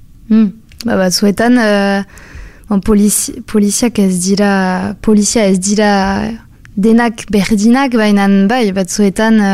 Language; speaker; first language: Basque; non-native, local second language; French